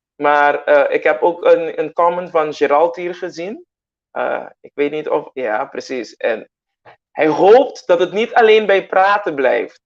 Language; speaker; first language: Dutch; non-native, local second language; Papiamento